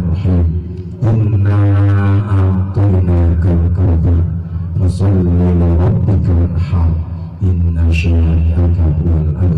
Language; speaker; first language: Indonesian; native; Indonesian